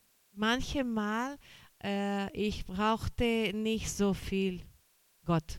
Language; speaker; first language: German; non-native, learner; Portuguese